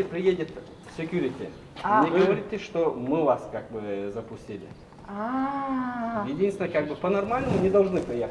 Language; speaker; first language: Russian; native; Russian